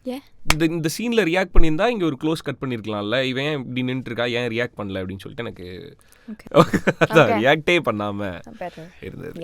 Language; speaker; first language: Tamil; native; Tamil